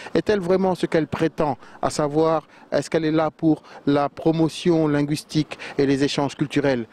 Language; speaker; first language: French; non-native, local second language; Wolof